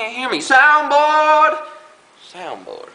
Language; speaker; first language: English; native; English